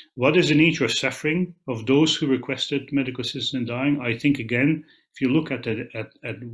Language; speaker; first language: English; non-native, fluent; Dutch